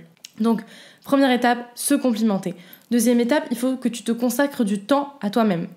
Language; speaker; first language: French; native; French